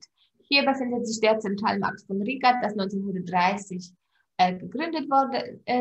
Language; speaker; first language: German; non-native, fluent; Polish